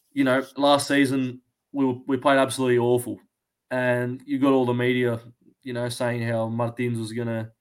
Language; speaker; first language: English; early bilingual, other home language; Greek